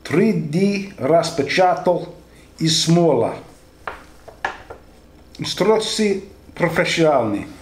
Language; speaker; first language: Russian; non-native, learner; English